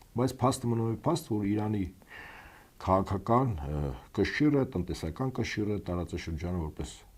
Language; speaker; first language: Armenian; native; Armenian